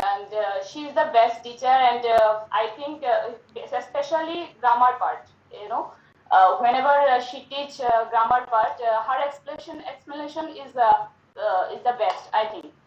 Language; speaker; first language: English; non-native, learner; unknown